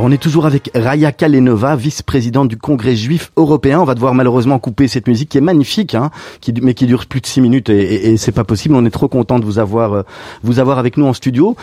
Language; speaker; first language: French; native; French